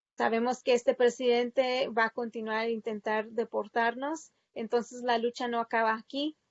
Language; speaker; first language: Spanish; early bilingual, heritage; Spanish